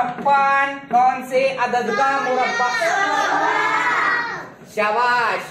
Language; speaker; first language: Hindi; native; Hindi